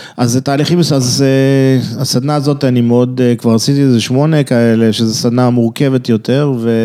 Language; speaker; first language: Hebrew; early bilingual, other home language; French